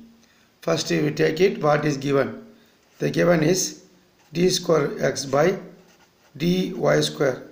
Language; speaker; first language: English; non-native, local second language; Tamil